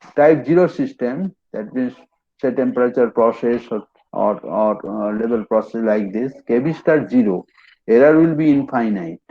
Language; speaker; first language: English; non-native, local second language; Bangla